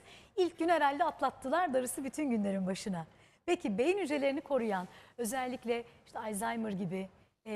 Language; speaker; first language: Turkish; native; Turkish